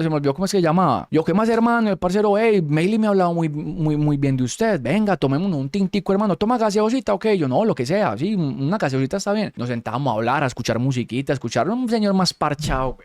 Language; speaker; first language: Spanish; native; Spanish